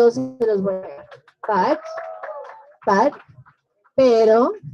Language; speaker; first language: Spanish; native; Spanish